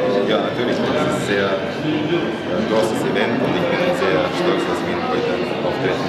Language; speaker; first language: German; non-native, fluent; Azerbaijani